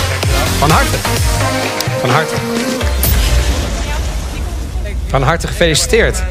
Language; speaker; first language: Dutch; native; Dutch